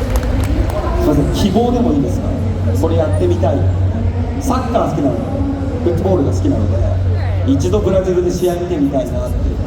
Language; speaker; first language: Japanese; native; Japanese